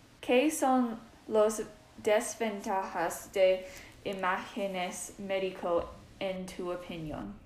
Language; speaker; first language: Spanish; non-native, learner; English